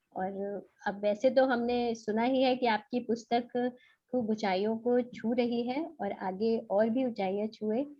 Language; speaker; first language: Hindi; native; Hindi